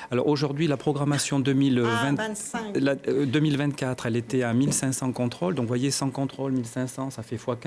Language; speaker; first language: French; native; French